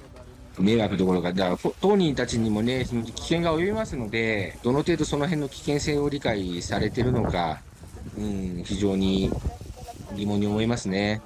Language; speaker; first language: Japanese; native; Japanese